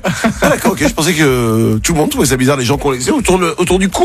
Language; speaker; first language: French; native; French